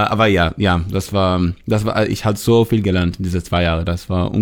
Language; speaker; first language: German; non-native, learner; Hebrew